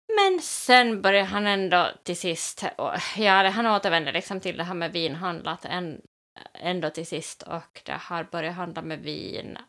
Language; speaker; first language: Swedish; native; Swedish